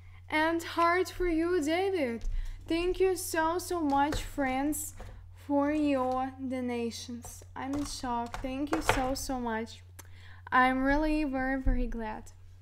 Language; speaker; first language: English; non-native, learner; Russian